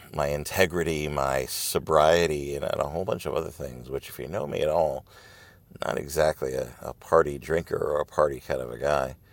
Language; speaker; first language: English; native; English